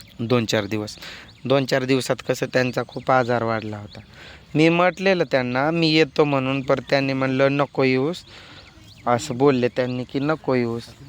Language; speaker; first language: Marathi; non-native, local second language; Lambadi